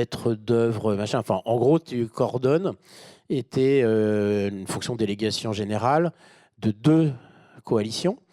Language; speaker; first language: French; native; French